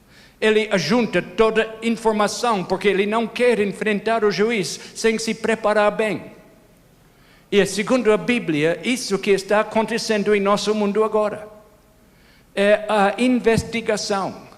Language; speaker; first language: Portuguese; non-native, fluent; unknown